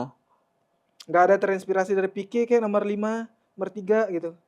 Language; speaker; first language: Indonesian; native; Indonesian